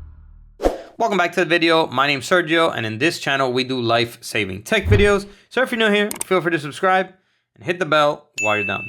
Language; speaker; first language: English; native; English